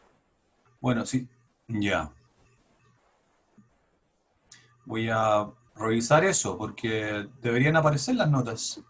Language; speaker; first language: Spanish; native; Spanish